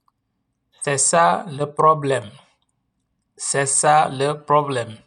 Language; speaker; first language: French; non-native, local second language; Wolof